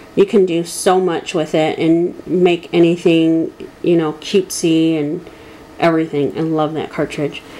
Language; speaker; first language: English; native; English